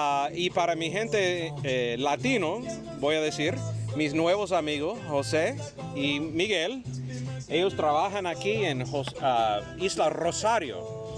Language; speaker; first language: Spanish; non-native, learner; English